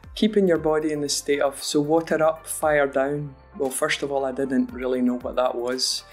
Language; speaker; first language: English; native; English